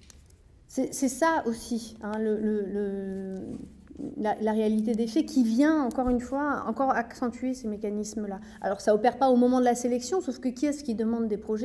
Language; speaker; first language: French; native; French